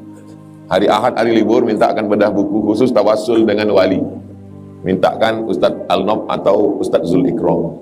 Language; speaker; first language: Malay; native; Malay